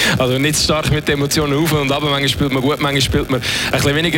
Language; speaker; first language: German; native; German